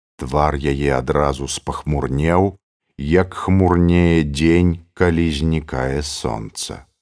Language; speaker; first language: Belarusian; native; Belarusian